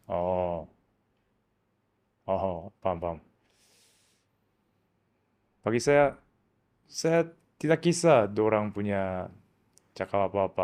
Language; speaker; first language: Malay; non-native, learner; Korean